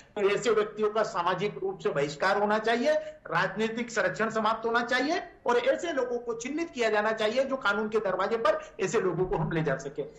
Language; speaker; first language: Hindi; native; Hindi